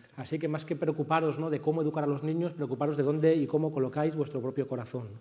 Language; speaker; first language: Spanish; native; Spanish